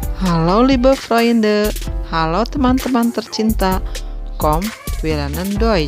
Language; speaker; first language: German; non-native, fluent; Indonesian